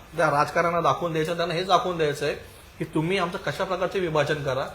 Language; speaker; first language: Marathi; native; Marathi